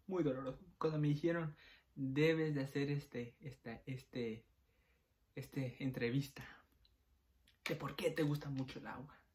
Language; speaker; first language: Spanish; early bilingual, heritage; Spanish